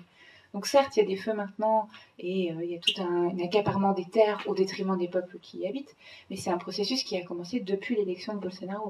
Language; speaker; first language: French; native; French